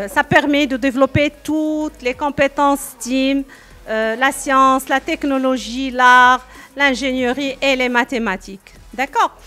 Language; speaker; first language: French; non-native, local second language; Arabic